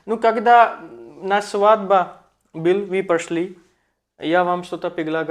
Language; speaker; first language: Russian; non-native, learner; Hindi